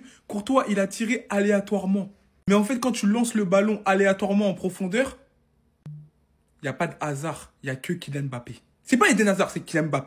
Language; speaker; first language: French; native; French